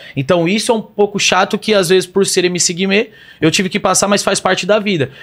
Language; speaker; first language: Portuguese; native; Portuguese